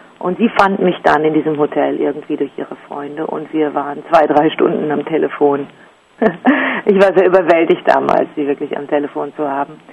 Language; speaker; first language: German; native; German